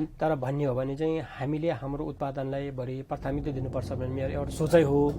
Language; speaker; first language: Nepali; non-native, local second language; Sherpa